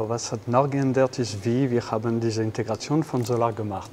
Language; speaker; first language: German; non-native, fluent; French